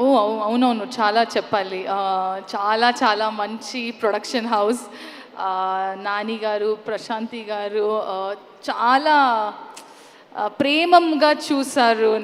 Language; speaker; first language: Telugu; non-native, learner; Kannada